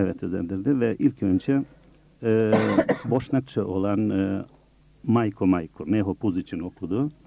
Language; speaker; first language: Turkish; early bilingual, other home language; Bosnian